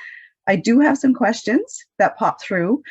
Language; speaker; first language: English; native; English